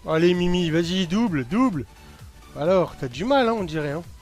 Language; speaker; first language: French; native; French